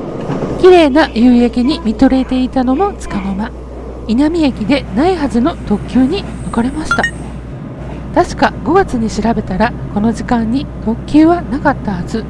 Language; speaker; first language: Japanese; native; Japanese